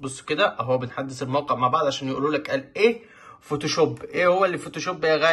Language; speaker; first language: Arabic; native; Arabic